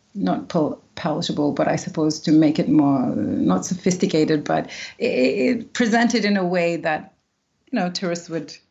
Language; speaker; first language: English; early bilingual, other home language; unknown